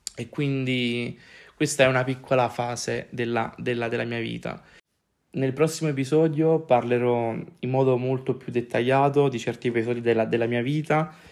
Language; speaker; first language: Italian; native; Italian